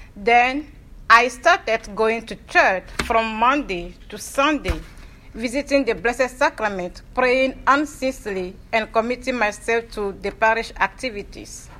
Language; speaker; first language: English; non-native, fluent; Ewe